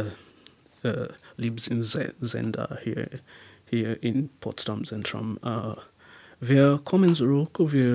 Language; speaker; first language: German; non-native, learner; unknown